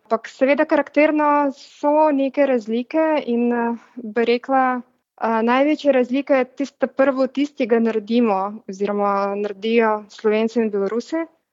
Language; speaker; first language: Slovenian; non-native, fluent; Belarusian